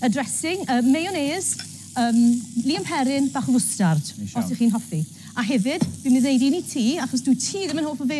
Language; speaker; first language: Welsh; native; Welsh